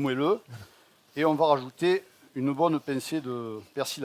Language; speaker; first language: French; native; French